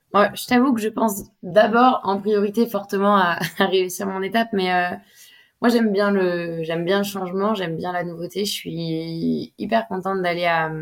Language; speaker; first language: French; native; French